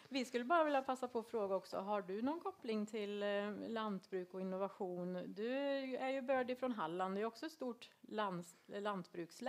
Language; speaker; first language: Swedish; native; Swedish